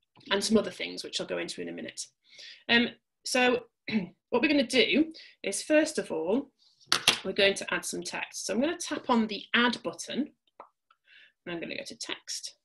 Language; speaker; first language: English; native; English